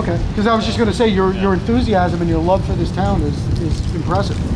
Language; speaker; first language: English; native; English